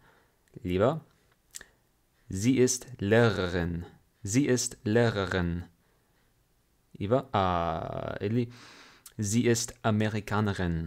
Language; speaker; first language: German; non-native, fluent; English